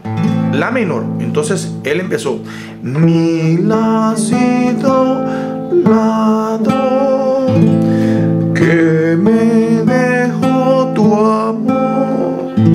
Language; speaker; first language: Spanish; native; Spanish